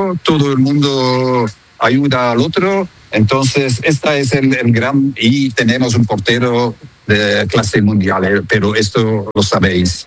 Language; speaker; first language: Spanish; non-native, fluent; Dutch